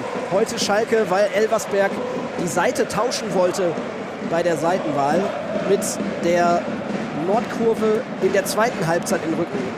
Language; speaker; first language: German; native; German